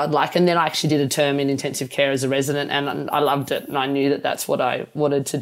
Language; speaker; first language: English; native; English